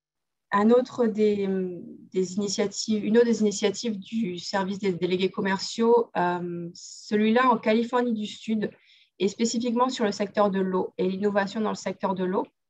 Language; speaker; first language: French; native; French